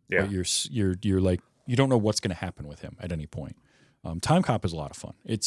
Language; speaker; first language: English; native; English